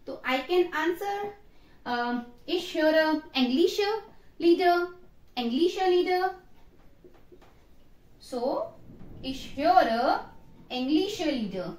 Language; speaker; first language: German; non-native, learner; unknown